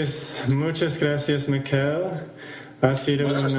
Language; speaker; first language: Spanish; non-native, fluent; English